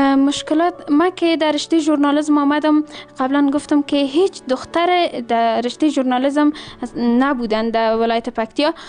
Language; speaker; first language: Persian; native; Persian